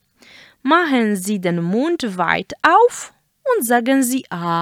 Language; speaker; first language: German; non-native, fluent; Polish